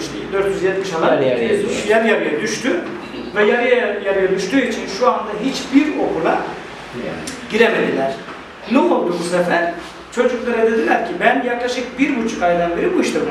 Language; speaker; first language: Turkish; native; Turkish